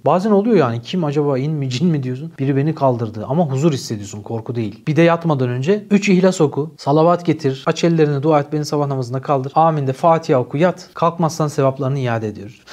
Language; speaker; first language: Turkish; native; Turkish